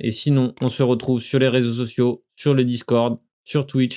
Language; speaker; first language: French; native; French